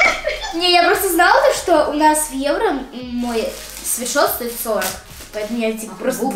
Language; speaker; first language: Russian; native; Russian